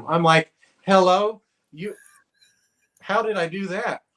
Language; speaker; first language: English; native; English